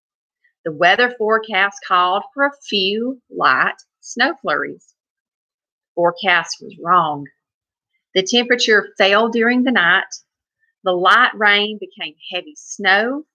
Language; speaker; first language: English; native; English